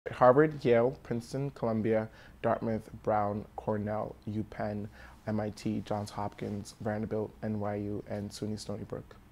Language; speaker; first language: English; early bilingual, other home language; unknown